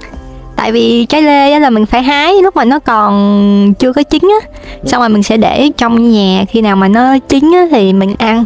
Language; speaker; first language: Vietnamese; native; Vietnamese